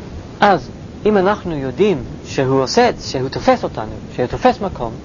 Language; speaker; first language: Hebrew; non-native, fluent; English